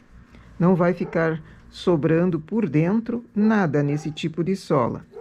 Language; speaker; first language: Portuguese; native; Portuguese